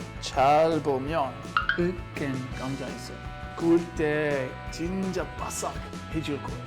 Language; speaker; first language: Korean; non-native, learner; English